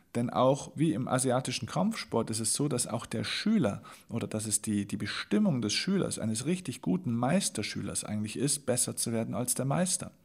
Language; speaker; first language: German; native; German